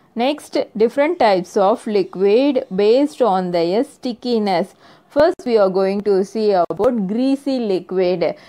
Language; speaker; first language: English; non-native, local second language; Tamil